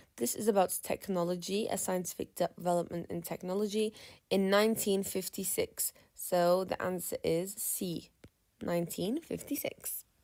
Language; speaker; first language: English; non-native, fluent; Turkish